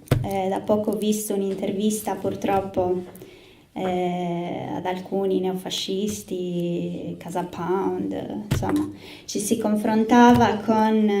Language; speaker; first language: Italian; early bilingual, other home language; Spanish